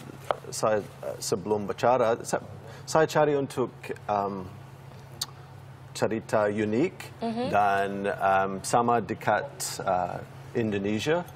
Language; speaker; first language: Indonesian; non-native, learner; English